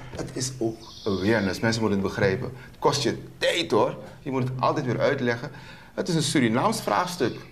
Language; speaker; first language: Dutch; native; Dutch